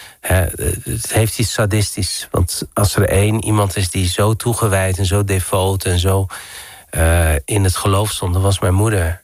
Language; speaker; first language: Dutch; early bilingual, other home language; Riffian